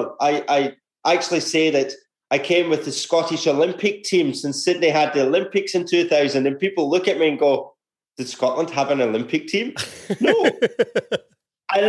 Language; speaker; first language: English; native; English